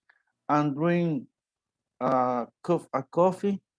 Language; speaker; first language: English; non-native, learner; Spanish